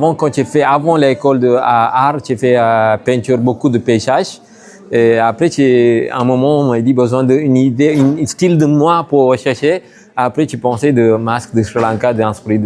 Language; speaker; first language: French; non-native, learner; Tamil